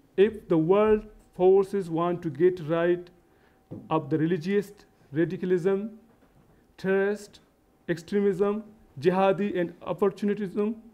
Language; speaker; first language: English; non-native, local second language; Baluchi